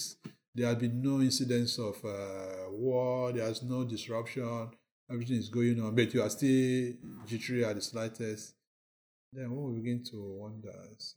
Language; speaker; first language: English; non-native, local second language; Igbo